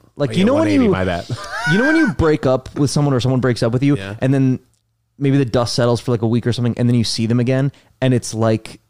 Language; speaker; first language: English; native; English